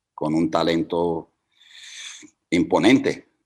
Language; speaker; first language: Spanish; native; Spanish